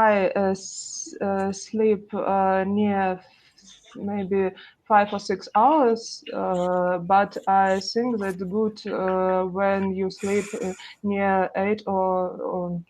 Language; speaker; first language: English; non-native, learner; Russian